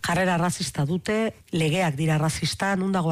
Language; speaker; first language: Basque; native; Basque